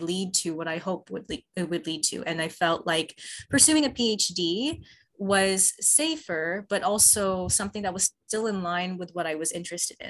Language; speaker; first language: English; native; English